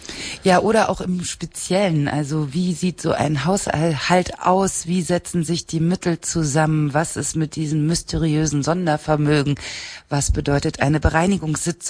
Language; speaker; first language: German; native; German